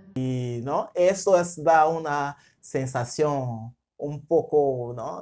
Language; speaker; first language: Spanish; non-native, fluent; French